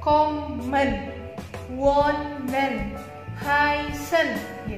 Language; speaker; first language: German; non-native, fluent; Indonesian